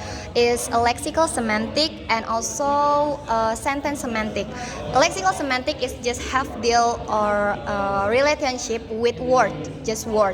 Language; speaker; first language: English; non-native, learner; Indonesian